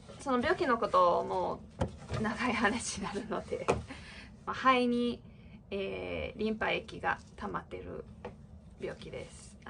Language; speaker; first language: Japanese; non-native, fluent; English